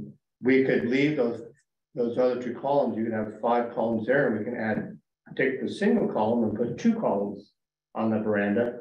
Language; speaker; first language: English; native; English